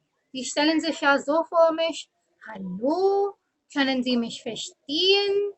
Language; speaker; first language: German; early bilingual, other home language; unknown